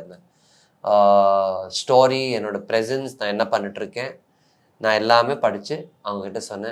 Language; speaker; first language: Tamil; non-native, fluent; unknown